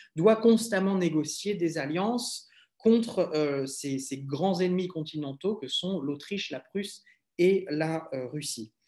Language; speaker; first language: French; native; French